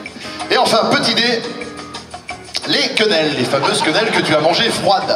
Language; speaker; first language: French; native; French